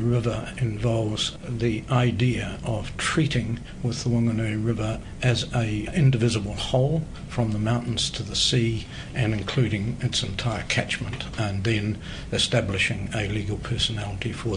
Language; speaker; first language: English; native; English